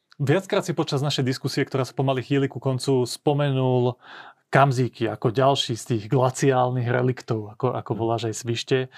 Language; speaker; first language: Slovak; native; Slovak